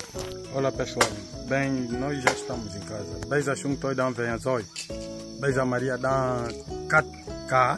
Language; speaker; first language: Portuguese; non-native, fluent; Vietnamese